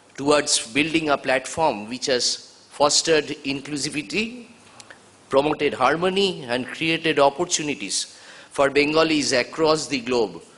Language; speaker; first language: English; non-native, local second language; Bangla